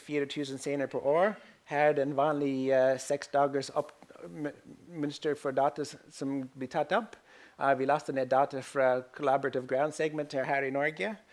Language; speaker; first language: Norwegian; non-native, fluent; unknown